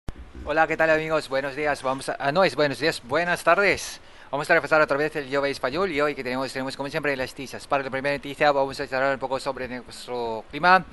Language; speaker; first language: Spanish; non-native, fluent; Japanese